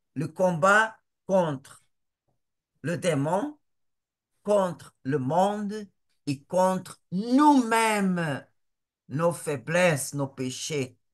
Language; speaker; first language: French; non-native, fluent; Portuguese